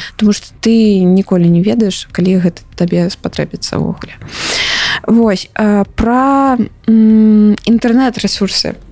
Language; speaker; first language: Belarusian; non-native, local second language; Russian